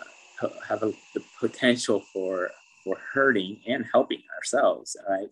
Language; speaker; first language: English; native; English